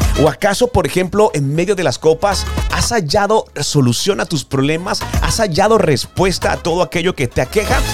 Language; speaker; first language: Spanish; native; Spanish